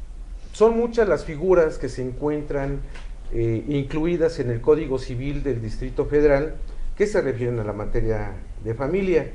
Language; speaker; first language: Spanish; native; Spanish